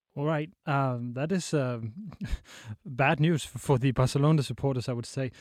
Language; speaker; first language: English; non-native, fluent; Danish